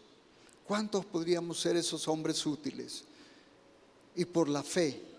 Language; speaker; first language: Spanish; native; Spanish